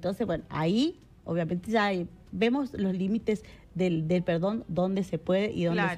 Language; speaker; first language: Spanish; native; Spanish